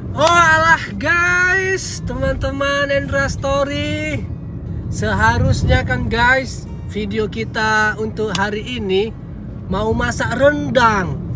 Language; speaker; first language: Indonesian; native; Indonesian